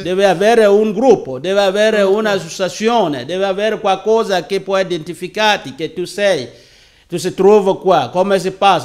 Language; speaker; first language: Italian; non-native, learner; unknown